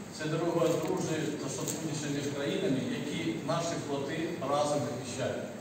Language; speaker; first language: Ukrainian; non-native, local second language; Russian